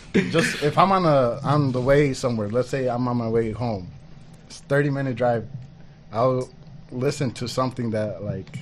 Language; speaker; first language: English; early bilingual, other home language; Spanish